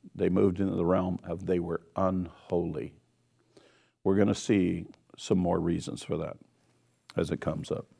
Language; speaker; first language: English; native; English